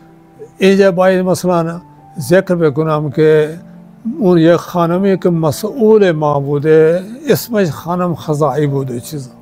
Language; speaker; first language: Persian; non-native, fluent; Punjabi